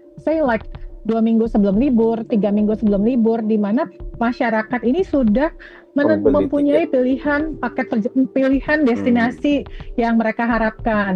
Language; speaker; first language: Indonesian; native; Indonesian